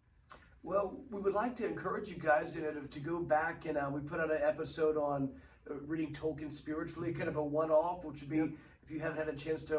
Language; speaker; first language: English; native; English